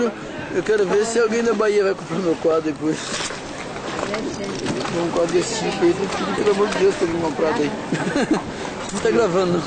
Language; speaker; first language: Portuguese; native; Portuguese